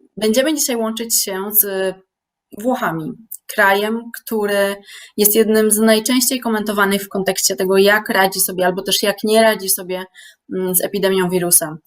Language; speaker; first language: Polish; native; Polish